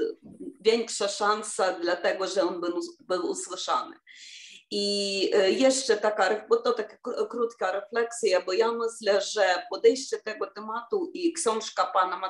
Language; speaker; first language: Polish; non-native, fluent; Ukrainian